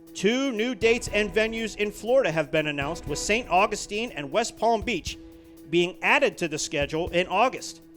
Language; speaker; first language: English; native; English